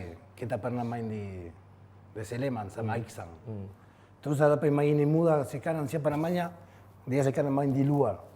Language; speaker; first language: Indonesian; non-native, fluent; Spanish